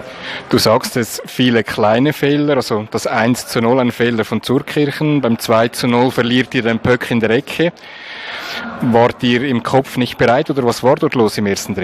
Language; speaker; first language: German; native; German